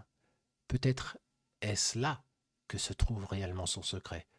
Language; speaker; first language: French; native; French